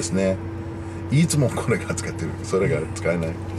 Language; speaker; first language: Japanese; non-native, learner; English